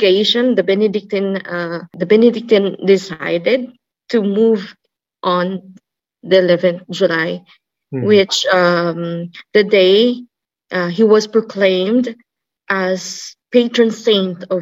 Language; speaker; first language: English; non-native, local second language; Cebuano